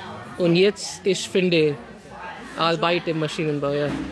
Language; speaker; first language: German; non-native, learner; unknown